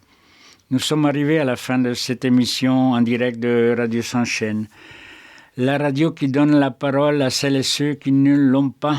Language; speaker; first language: French; native; French